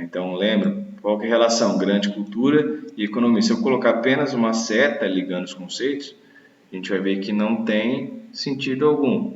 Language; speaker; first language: Portuguese; native; Portuguese